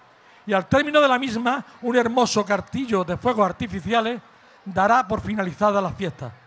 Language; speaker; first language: Spanish; native; Spanish